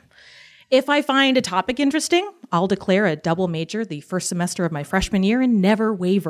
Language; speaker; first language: English; native; English